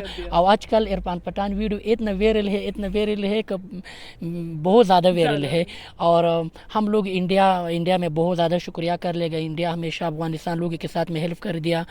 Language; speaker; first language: Hindi; non-native, learner; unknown